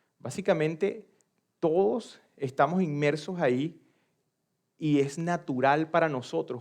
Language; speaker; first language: Spanish; native; Spanish